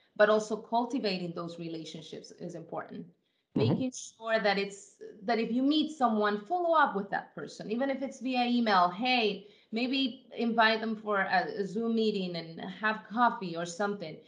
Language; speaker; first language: English; non-native, fluent; Spanish